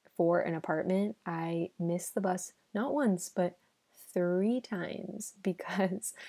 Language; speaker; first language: English; early bilingual, other home language; Spanish